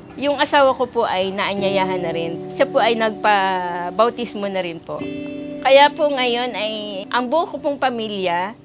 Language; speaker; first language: Filipino; native; Filipino